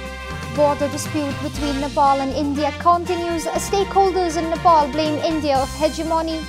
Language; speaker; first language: English; non-native, local second language; Nepali